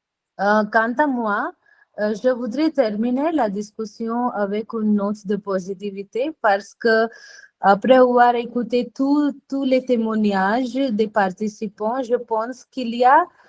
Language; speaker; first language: French; non-native, fluent; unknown